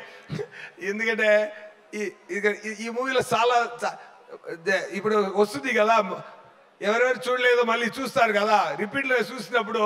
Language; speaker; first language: Telugu; non-native, fluent; Tamil